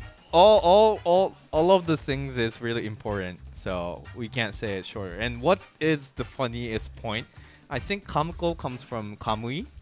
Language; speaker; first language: English; non-native, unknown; Japanese